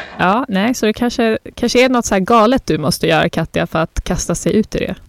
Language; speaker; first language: Swedish; early bilingual, other home language; Persian